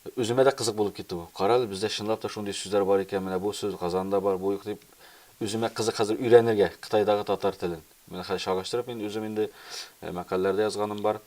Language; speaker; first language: Tatar; early bilingual, heritage; Tatar